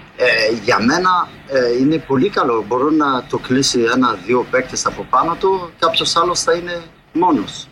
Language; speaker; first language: Greek; non-native, fluent; French